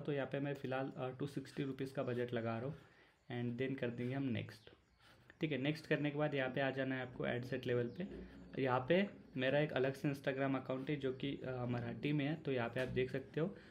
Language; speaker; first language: Hindi; non-native, local second language; Marathi